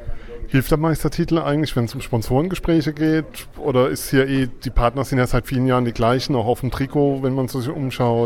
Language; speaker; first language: German; native; German